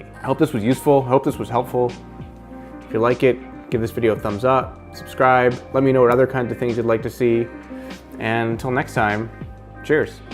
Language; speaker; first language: English; native; English